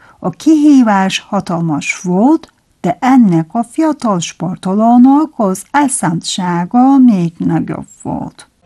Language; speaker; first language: Hungarian; non-native, fluent; Turkish